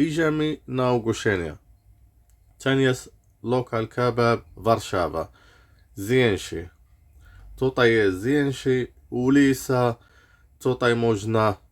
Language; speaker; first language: Polish; non-native, learner; Arabic